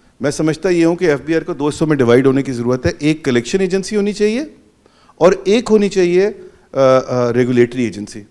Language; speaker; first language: Urdu; non-native, local second language; Punjabi